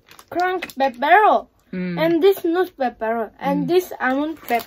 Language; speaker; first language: English; non-native, learner; Korean